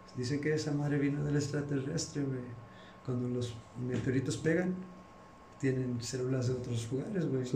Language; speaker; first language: Spanish; early bilingual, heritage; Spanish